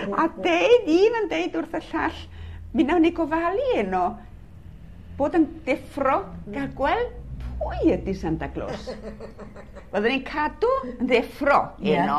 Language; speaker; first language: Welsh; early bilingual, heritage; Welsh